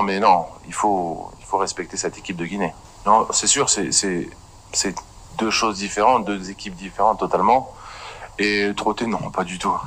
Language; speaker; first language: French; native; French